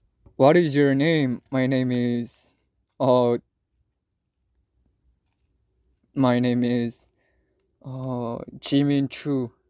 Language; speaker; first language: English; non-native, learner; Korean